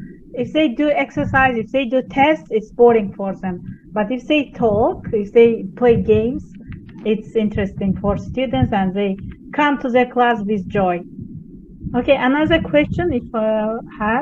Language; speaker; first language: English; non-native, fluent; Azerbaijani